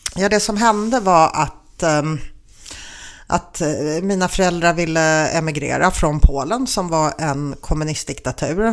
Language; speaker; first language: Swedish; early bilingual, other home language; Polish